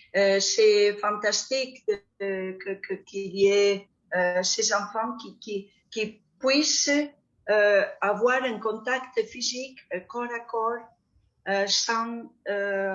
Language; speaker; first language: French; non-native, fluent; Catalan